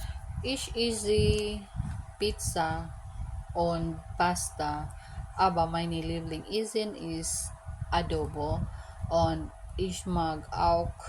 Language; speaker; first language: German; non-native, learner; Filipino